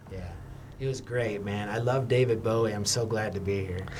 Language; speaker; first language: English; native; English